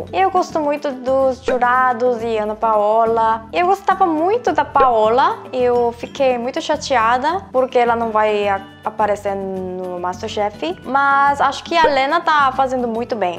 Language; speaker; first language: Portuguese; non-native, fluent; Korean